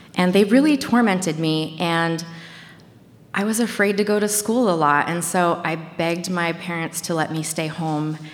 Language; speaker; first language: English; native; English